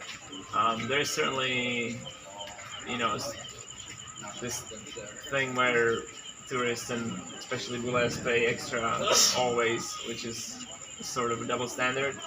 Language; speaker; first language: English; non-native, fluent; Czech